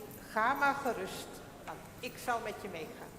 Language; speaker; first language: Dutch; non-native, local second language; Western Frisian